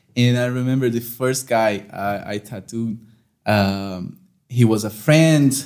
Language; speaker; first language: English; non-native, fluent; Portuguese